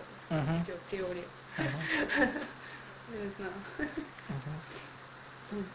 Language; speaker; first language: Russian; non-native, learner; English